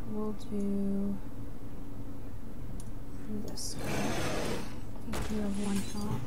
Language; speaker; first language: English; native; English